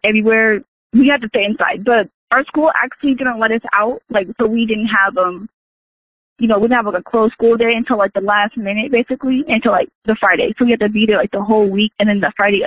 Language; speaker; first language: English; native; English